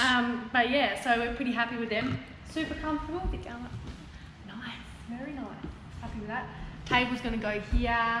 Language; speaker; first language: English; native; English